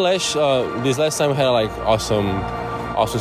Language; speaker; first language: English; non-native, fluent; Portuguese